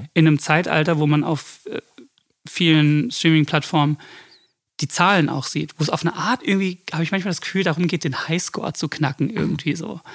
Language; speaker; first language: German; early bilingual, other home language; English